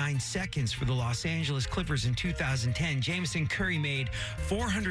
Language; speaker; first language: English; native; English